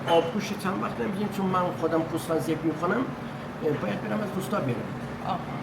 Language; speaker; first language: Persian; non-native, local second language; Azerbaijani